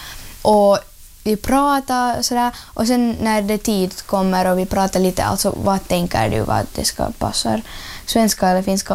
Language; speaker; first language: Swedish; non-native, learner; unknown